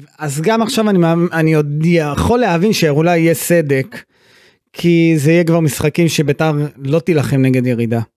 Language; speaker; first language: Hebrew; native; Hebrew